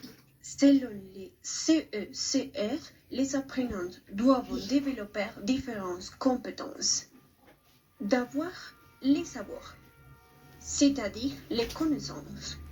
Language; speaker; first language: French; non-native, learner; Spanish